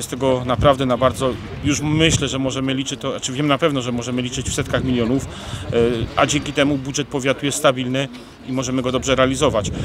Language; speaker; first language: Polish; native; Polish